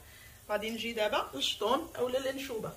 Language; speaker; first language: Arabic; native; Arabic